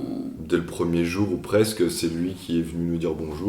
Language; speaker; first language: French; native; French